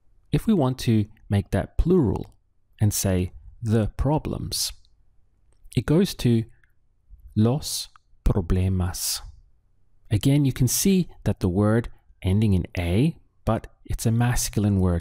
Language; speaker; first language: English; native; English